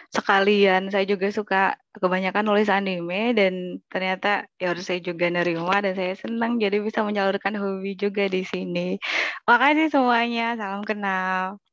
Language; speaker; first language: Indonesian; native; Indonesian